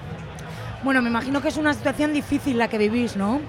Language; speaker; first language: Spanish; native; Spanish